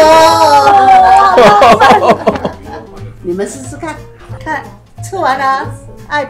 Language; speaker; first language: Chinese; non-native, local second language; Cantonese